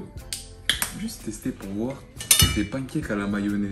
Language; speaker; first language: French; native; French